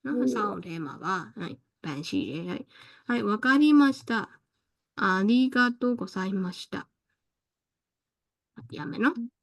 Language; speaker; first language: Japanese; non-native, fluent; Burmese